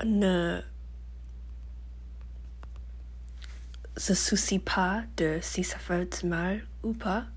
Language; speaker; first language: French; non-native, learner; English